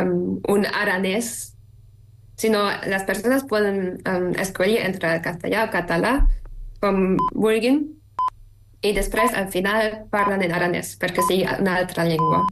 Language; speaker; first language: Catalan; non-native, fluent; German